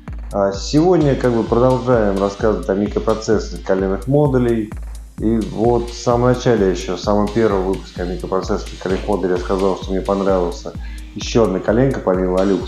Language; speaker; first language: Russian; native; Russian